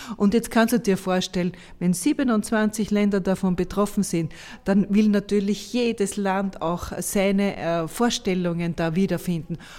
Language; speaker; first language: German; native; German